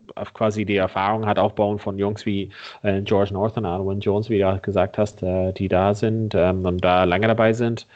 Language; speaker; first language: German; non-native, fluent; English